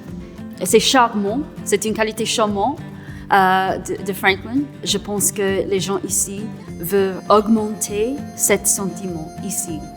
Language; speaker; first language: French; non-native, local second language; English